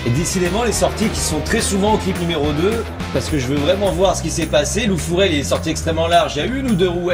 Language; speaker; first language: French; native; French